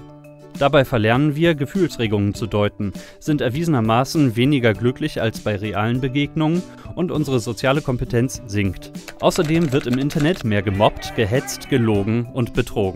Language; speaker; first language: German; native; German